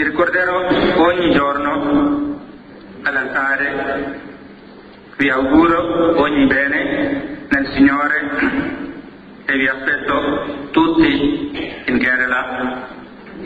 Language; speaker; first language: Italian; non-native, fluent; Malayalam